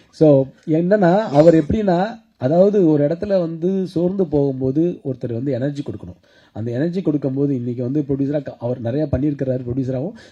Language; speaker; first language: Tamil; native; Tamil